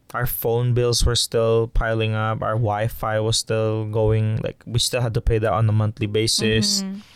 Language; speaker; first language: English; non-native, local second language; Filipino